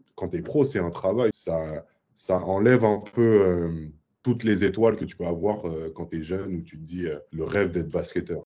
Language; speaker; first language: French; native; French